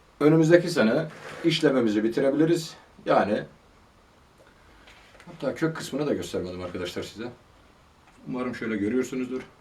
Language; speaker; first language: Turkish; native; Turkish